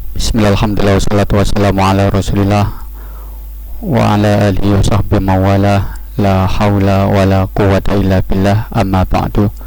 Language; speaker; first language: Indonesian; non-native, local second language; Javanese